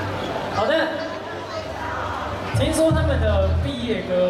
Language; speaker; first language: Chinese; native; Chinese